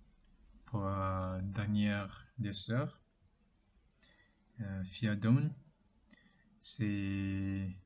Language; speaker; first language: French; non-native, learner; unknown